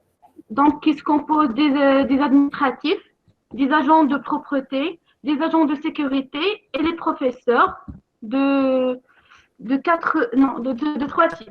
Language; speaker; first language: French; non-native, local second language; Arabic